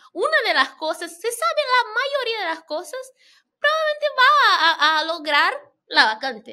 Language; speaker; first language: Spanish; non-native, fluent; Portuguese